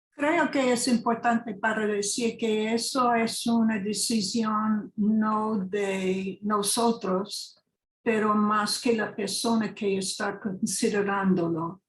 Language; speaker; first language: Spanish; non-native, fluent; English